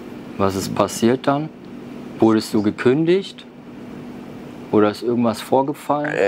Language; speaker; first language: German; native; German